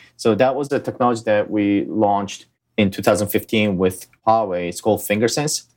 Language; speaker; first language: English; early bilingual, other home language; Korean